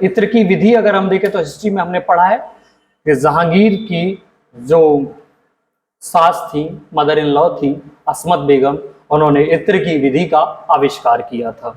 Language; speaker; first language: Hindi; native; Hindi